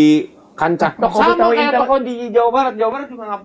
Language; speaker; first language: Indonesian; native; Indonesian